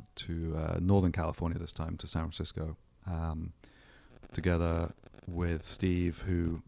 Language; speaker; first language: English; native; English